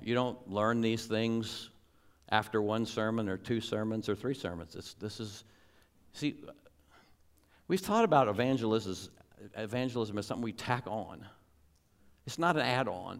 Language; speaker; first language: English; native; English